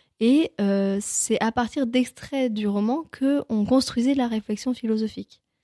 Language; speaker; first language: French; native; French